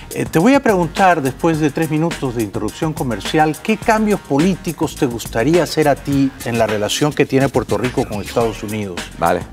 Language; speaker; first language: Spanish; native; Spanish